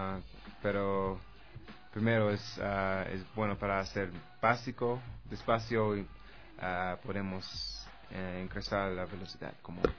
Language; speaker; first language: Spanish; non-native, learner; English